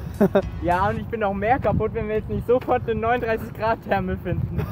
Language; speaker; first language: German; native; German